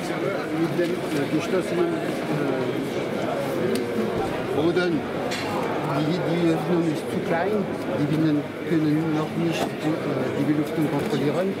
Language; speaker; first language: German; non-native, fluent; French